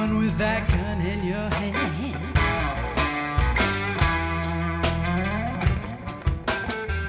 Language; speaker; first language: English; native; English